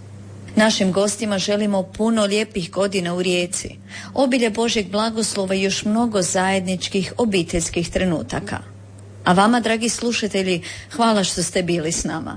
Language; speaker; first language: Serbian; native; Serbian